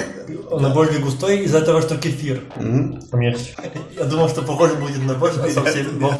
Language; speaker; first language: Russian; non-native, learner; French